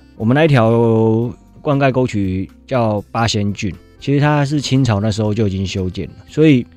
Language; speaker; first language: Chinese; native; Chinese